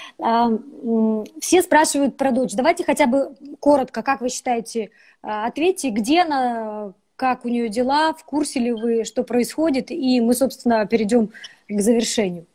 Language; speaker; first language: Russian; native; Russian